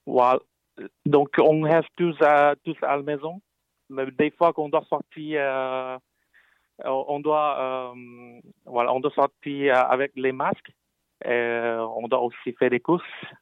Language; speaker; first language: French; non-native, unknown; Chinese